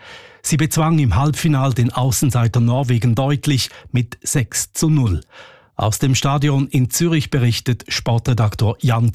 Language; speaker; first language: German; native; German